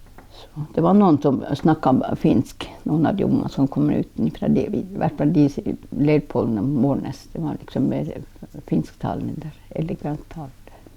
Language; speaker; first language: Norwegian; non-native, local second language; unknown